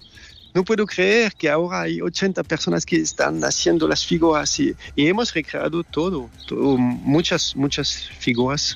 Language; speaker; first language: Spanish; non-native, fluent; French